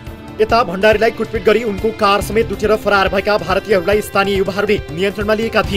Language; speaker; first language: Nepali; native; Nepali